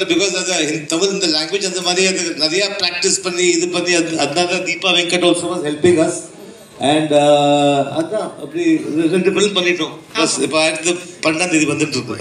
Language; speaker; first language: Tamil; non-native, learner; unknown